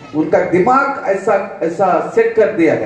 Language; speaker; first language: Hindi; non-native, local second language; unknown